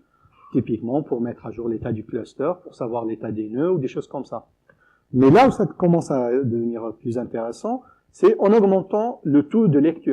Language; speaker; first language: French; native; French